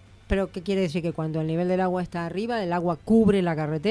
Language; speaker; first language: Spanish; native; Spanish